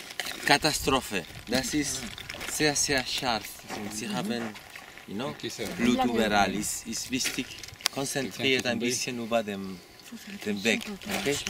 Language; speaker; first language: German; non-native, learner; Spanish